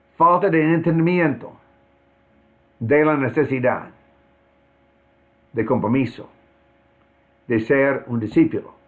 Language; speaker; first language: Spanish; non-native, fluent; English